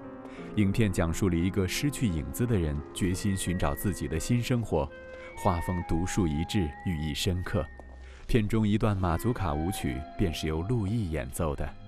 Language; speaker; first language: Chinese; native; Chinese